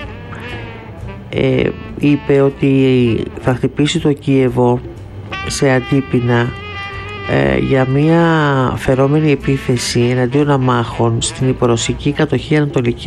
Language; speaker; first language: Greek; native; Greek